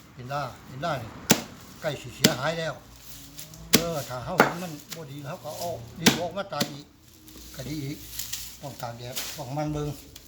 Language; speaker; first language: Thai; native; Thai